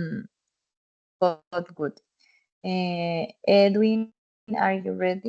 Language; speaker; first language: English; non-native, fluent; Spanish